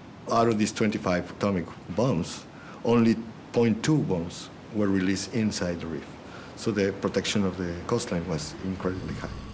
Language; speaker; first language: English; non-native, fluent; Spanish